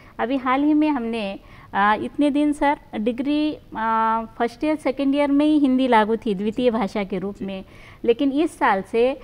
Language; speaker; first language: Hindi; non-native, local second language; Marathi